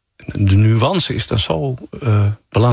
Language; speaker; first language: Dutch; native; Dutch